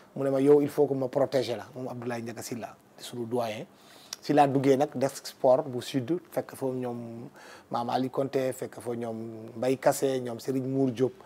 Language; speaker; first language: Wolof; non-native, local second language; Fula